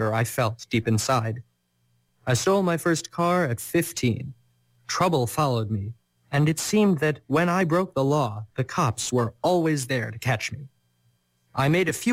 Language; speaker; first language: English; native; English